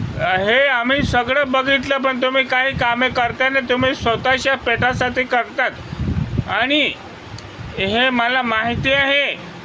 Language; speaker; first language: Marathi; non-native, local second language; Bhili